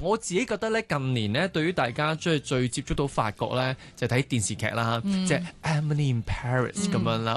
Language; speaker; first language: Cantonese; native; Cantonese